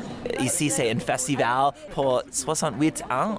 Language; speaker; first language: French; non-native, learner; English